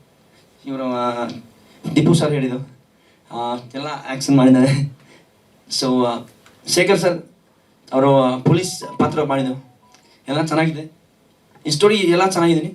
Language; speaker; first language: Kannada; non-native, learner; Hindi